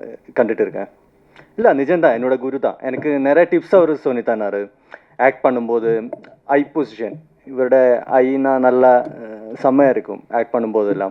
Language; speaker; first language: Tamil; non-native, fluent; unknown